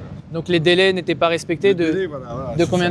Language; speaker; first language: French; native; French